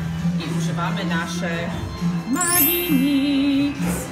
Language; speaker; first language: Polish; non-native, learner; English